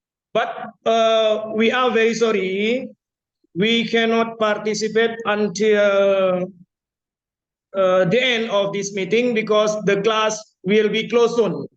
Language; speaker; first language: English; non-native, fluent; Indonesian